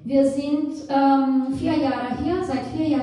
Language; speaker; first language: German; non-native, fluent; Portuguese